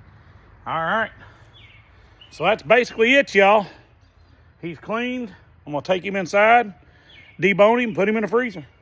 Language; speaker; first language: English; native; English